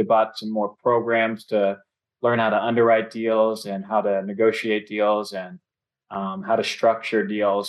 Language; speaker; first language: English; native; English